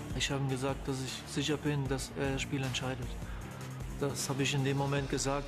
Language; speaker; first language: German; early bilingual, other home language; Polish